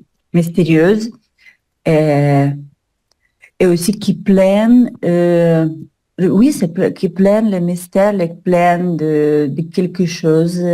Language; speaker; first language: French; non-native, learner; Russian